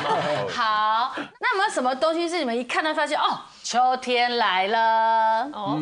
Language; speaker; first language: Chinese; native; Chinese